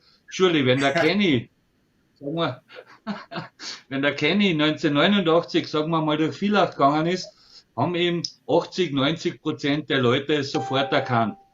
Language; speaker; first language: German; native; German